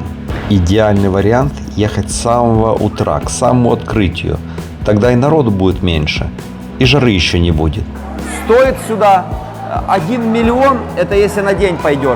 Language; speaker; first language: Russian; native; Russian